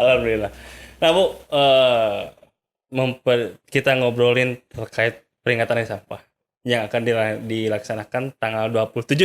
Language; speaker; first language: Indonesian; native; Indonesian